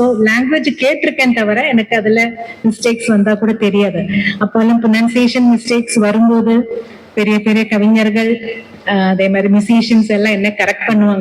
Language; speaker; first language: Tamil; non-native, local second language; Malayalam